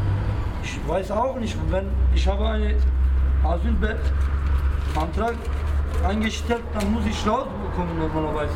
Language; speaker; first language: German; non-native, learner; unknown